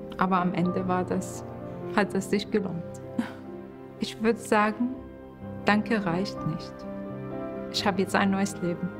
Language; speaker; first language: German; non-native, fluent; Arabic